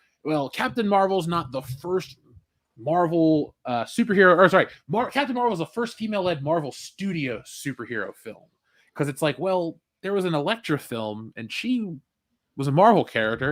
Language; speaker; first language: English; native; English